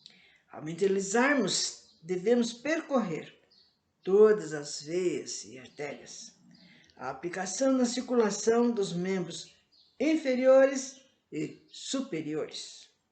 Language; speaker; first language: Portuguese; native; Portuguese